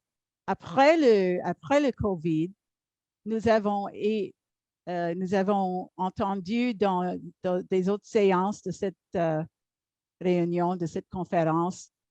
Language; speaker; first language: French; non-native, learner; English